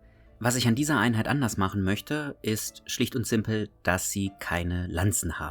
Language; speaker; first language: German; native; German